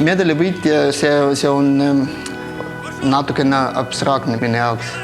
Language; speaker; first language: Estonian; non-native, local second language; Russian